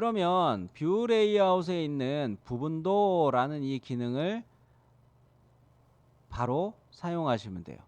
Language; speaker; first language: Korean; native; Korean